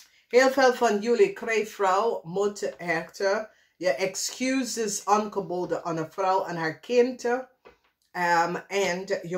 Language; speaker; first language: Dutch; non-native, fluent; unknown